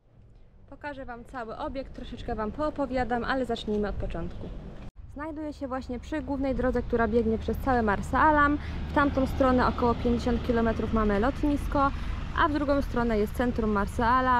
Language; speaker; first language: Polish; native; Polish